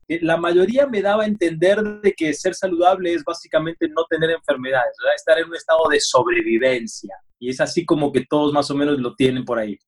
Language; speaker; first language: Spanish; native; Spanish